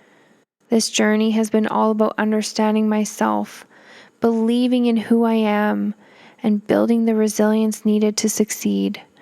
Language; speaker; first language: English; native; English